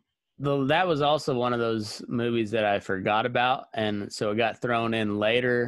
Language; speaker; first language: English; native; English